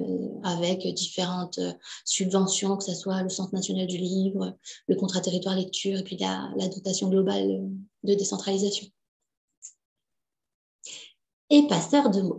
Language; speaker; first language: French; native; French